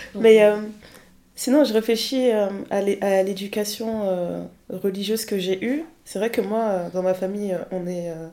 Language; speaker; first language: French; early bilingual, other home language; Lingala